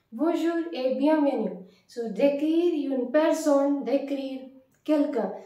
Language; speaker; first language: French; non-native, fluent; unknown